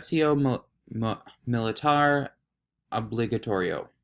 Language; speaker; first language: Spanish; non-native, learner; English